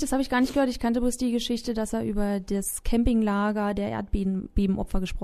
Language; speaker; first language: German; native; German